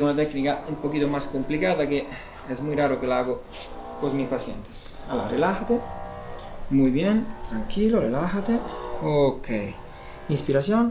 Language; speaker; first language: Spanish; non-native, fluent; Italian